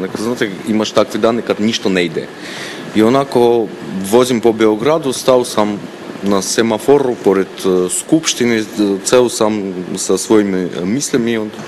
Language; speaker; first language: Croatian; non-native, fluent; Armenian